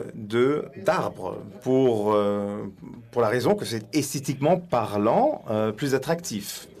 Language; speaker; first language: French; non-native, fluent; Swedish